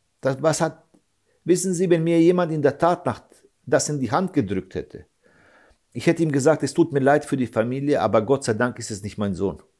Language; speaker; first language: German; early bilingual, other home language; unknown